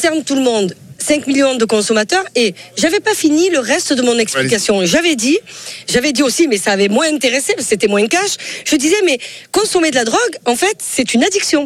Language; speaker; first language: French; native; French